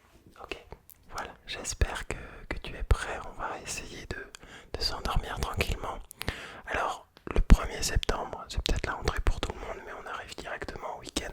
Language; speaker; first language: French; native; French